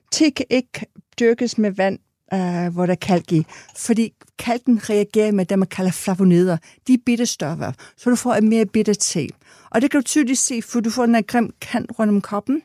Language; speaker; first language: Danish; non-native, fluent; English